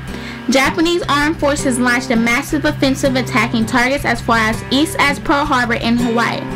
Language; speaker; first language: English; native; English